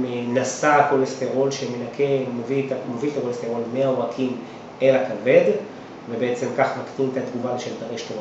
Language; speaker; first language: Hebrew; native; Hebrew